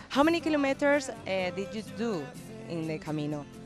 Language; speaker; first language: English; non-native, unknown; Spanish